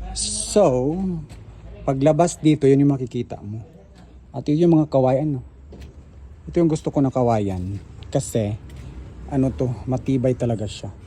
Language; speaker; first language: Filipino; non-native, local second language; Cebuano